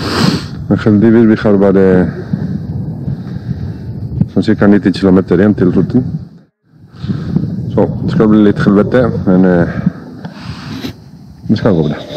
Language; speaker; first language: Norwegian; non-native, fluent; Spanish